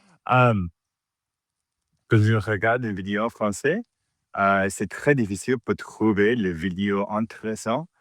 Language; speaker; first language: French; non-native, learner; English